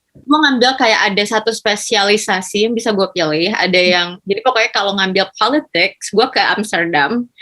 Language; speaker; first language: Indonesian; native; Indonesian